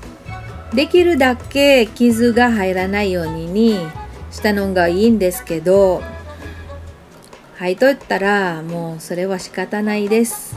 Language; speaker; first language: Japanese; non-native, fluent; Filipino